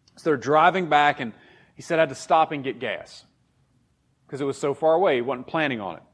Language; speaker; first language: English; native; English